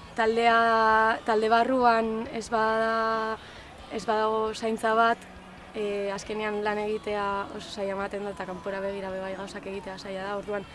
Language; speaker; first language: Basque; native; Basque